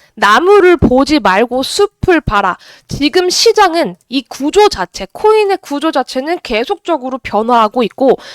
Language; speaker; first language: Korean; native; Korean